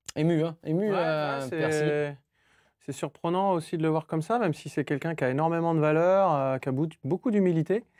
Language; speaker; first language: French; native; French